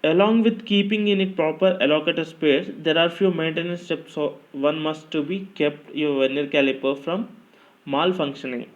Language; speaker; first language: English; non-native, local second language; Telugu